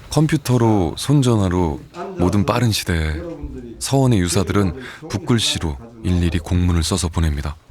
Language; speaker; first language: Korean; native; Korean